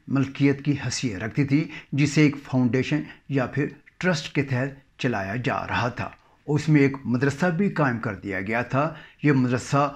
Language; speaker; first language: Urdu; native; Urdu